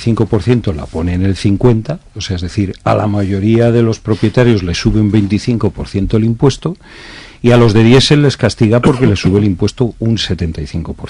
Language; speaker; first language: Spanish; native; Spanish